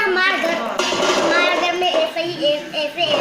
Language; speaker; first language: Hindi; non-native, local second language; Mizo